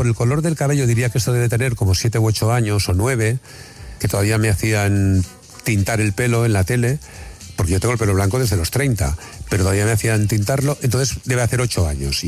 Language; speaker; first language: Spanish; native; Spanish